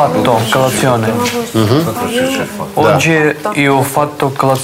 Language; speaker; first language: Italian; non-native, learner; Russian